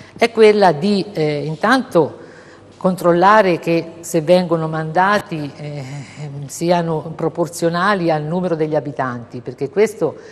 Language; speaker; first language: Italian; native; Italian